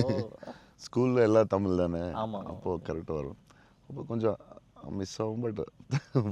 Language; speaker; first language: Tamil; non-native, local second language; Telugu